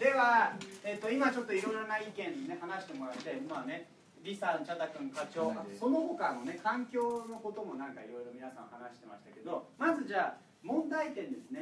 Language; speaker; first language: Japanese; native; Japanese